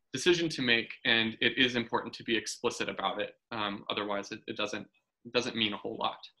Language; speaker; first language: English; native; English